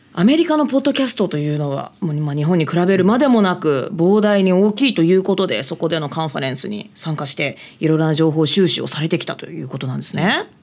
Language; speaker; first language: Japanese; native; Japanese